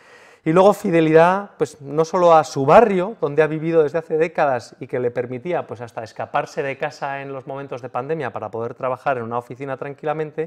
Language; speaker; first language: Spanish; native; Spanish